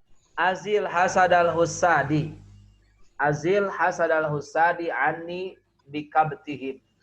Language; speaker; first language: Arabic; non-native, fluent; Indonesian